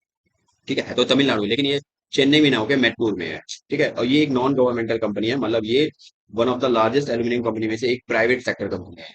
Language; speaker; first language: Hindi; native; Hindi